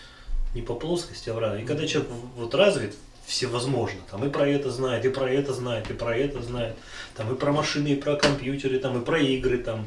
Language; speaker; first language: Russian; native; Russian